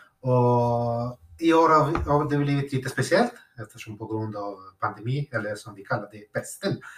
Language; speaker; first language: Swedish; non-native, fluent; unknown